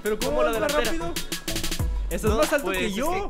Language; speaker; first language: Spanish; native; Spanish